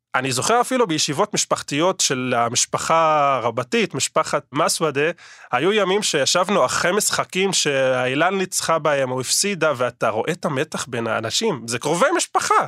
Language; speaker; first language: Hebrew; non-native, local second language; Arabic